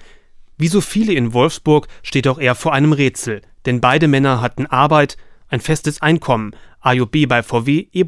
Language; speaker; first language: German; native; German